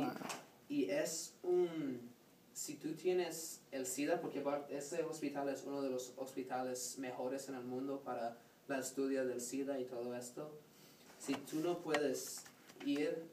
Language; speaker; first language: Spanish; non-native, learner; English